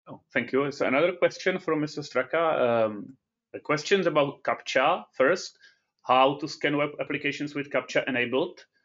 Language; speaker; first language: English; non-native, fluent; Czech